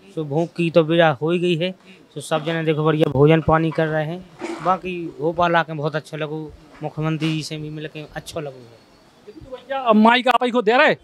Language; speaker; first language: Hindi; native; Hindi